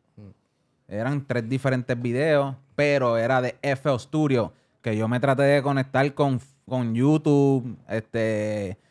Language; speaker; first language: Spanish; early bilingual, heritage; Spanish